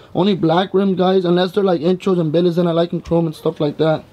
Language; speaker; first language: English; early bilingual, other home language; Spanish